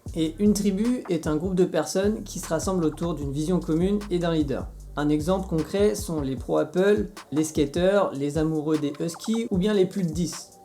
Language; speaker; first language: French; native; French